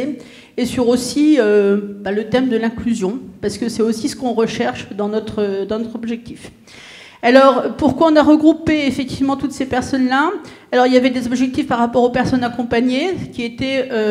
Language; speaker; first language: French; native; French